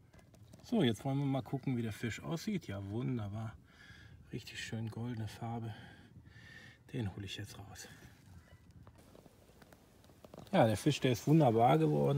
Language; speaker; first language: German; native; German